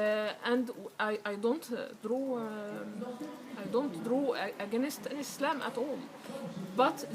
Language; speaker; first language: English; non-native, learner; Arabic